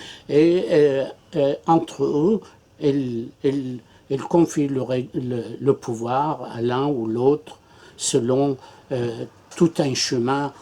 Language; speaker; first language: French; non-native, fluent; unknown